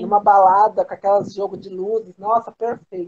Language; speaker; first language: Portuguese; native; Portuguese